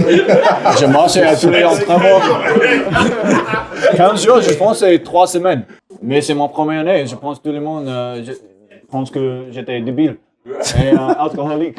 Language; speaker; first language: French; non-native, learner; English